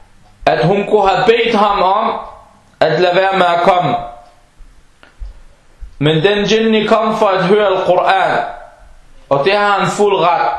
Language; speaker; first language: Danish; non-native, fluent; Arabic